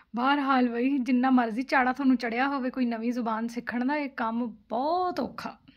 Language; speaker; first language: Finnish; non-native, learner; Punjabi